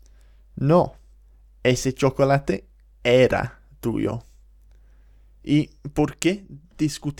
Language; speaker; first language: Spanish; non-native, fluent; English